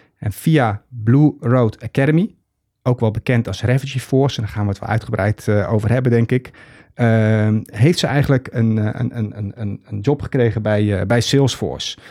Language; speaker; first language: Dutch; native; Dutch